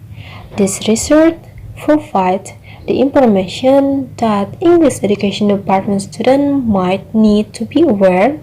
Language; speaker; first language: English; non-native, learner; Indonesian